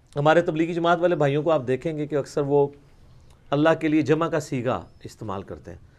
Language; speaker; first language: Urdu; non-native, local second language; Punjabi